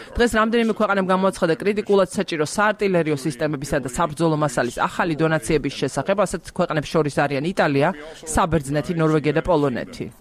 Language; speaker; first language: Georgian; native; Georgian